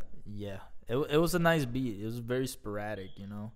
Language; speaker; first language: English; non-native, local second language; Spanish